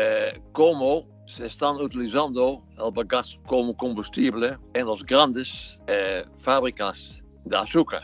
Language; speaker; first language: Spanish; non-native, fluent; Dutch